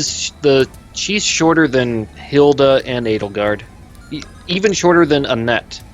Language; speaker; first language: English; native; English